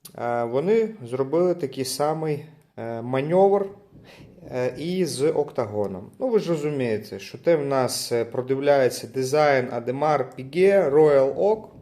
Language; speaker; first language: Ukrainian; non-native, local second language; Russian